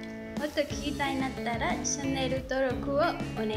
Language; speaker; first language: Japanese; non-native, learner; Burmese